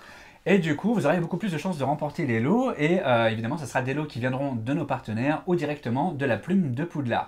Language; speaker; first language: French; native; French